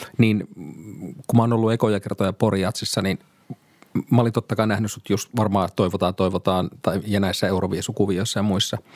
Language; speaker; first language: Finnish; native; Finnish